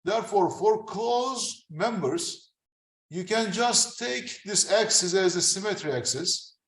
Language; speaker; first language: English; non-native, fluent; Turkish